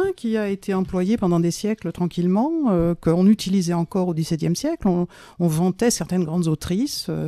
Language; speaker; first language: French; native; French